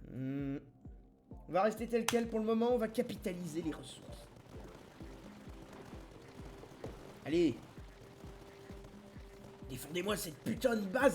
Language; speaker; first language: French; native; French